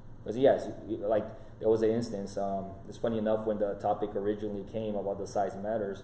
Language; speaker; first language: English; non-native, fluent; Portuguese